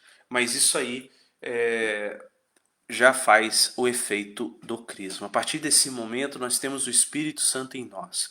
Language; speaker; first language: Portuguese; native; Portuguese